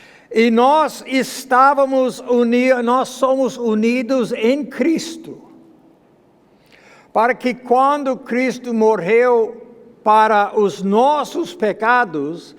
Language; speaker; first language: Portuguese; non-native, fluent; English